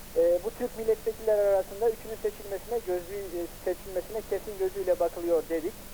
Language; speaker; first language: Turkish; native; Turkish